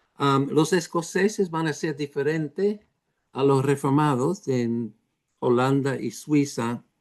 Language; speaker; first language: Spanish; non-native, fluent; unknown